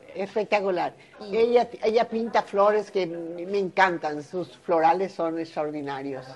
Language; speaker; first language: Spanish; native; Spanish